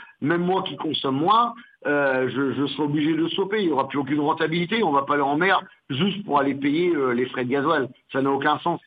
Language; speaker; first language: French; native; French